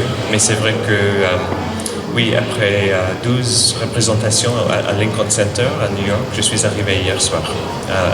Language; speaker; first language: French; non-native, fluent; English